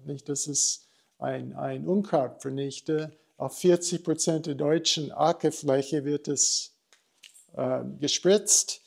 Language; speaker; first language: German; non-native, fluent; English